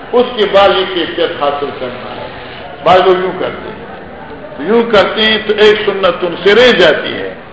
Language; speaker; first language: Urdu; non-native, local second language; Northern Hindko